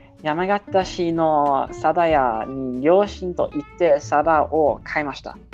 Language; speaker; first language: Japanese; non-native, learner; English